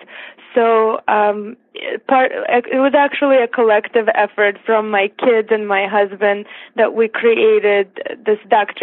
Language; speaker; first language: English; non-native, fluent; Russian